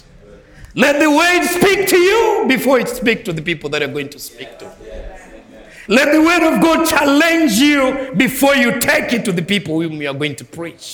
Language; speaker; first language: English; non-native, local second language; Nyanja